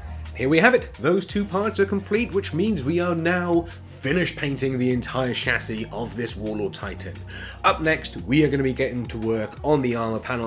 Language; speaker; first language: English; native; English